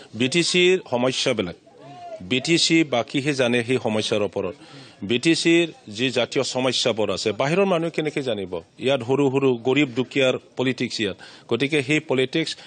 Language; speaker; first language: Assamese; non-native, local second language; Bodo